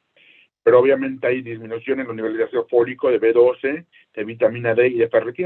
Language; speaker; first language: Spanish; native; Spanish